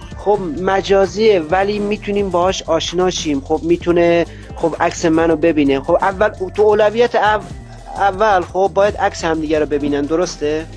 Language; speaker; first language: Persian; non-native, local second language; Azerbaijani